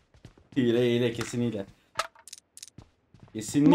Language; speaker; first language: Turkish; native; Turkish